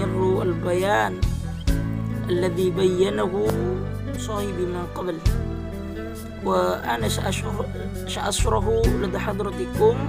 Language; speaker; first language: Arabic; non-native, learner; Indonesian